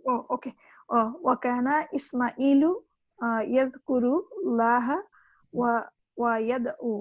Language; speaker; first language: Arabic; non-native, learner; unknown